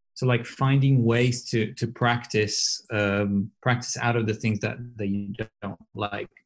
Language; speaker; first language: English; non-native, fluent; Portuguese